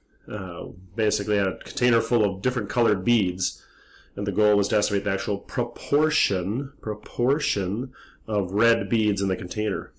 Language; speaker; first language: English; native; English